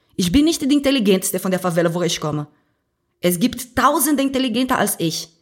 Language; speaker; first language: German; non-native, fluent; Portuguese